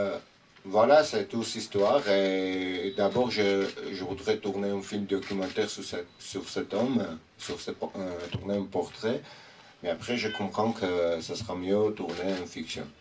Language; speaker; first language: French; non-native, fluent; Armenian